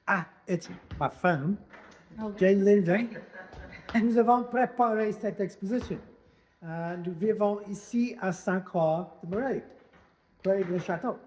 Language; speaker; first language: French; non-native, fluent; English